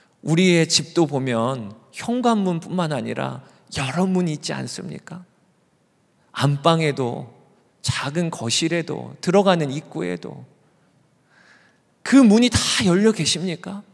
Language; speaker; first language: Korean; native; Korean